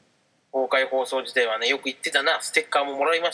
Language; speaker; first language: Japanese; native; Japanese